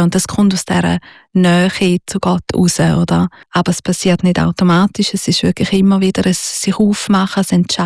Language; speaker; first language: German; native; German